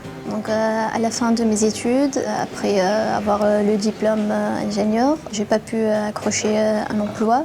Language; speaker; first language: French; non-native, local second language; Arabic